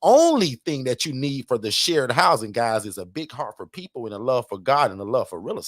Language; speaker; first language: English; native; English